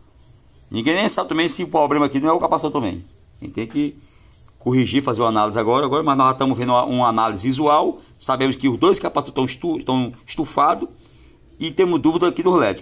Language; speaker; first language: Portuguese; native; Portuguese